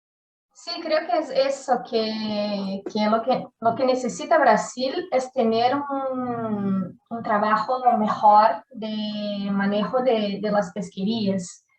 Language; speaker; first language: Spanish; non-native, learner; Portuguese